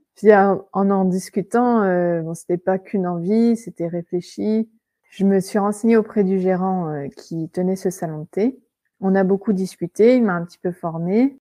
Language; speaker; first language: French; native; French